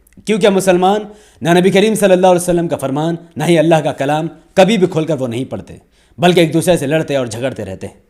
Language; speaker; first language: Hindi; native; Hindi